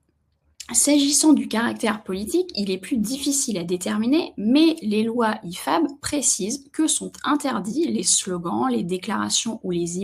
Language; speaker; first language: French; native; French